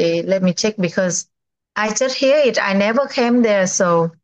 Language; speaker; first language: English; non-native, learner; Vietnamese